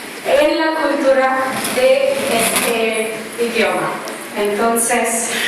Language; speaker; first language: Spanish; non-native, learner; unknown